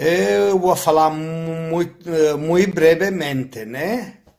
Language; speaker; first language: Portuguese; non-native, fluent; Spanish